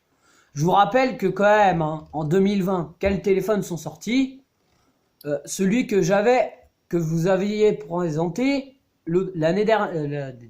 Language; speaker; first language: French; native; French